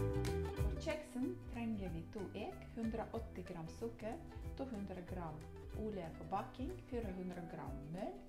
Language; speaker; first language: Norwegian; non-native, learner; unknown